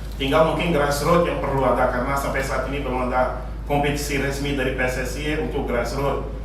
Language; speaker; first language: Indonesian; non-native, fluent; Portuguese